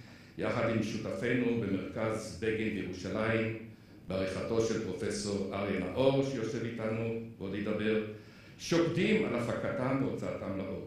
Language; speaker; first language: Hebrew; native; Hebrew